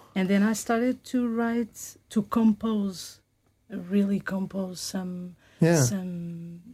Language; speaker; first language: English; non-native, learner; Portuguese